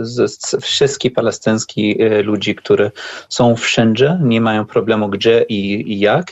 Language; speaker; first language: Polish; non-native, learner; Arabic